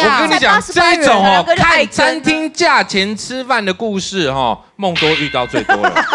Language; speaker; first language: Chinese; native; Chinese